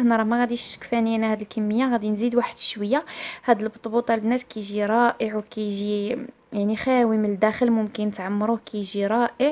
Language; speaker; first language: Arabic; native; Arabic